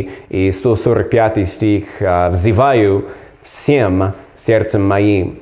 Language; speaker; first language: Russian; non-native, learner; English